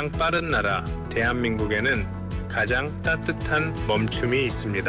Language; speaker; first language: Korean; non-native, fluent; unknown